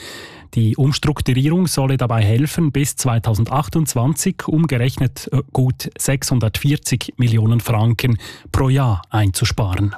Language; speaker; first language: German; native; German